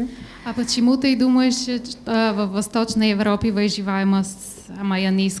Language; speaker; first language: Russian; non-native, learner; Bulgarian